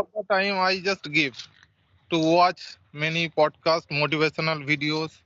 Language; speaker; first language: English; non-native, local second language; Santali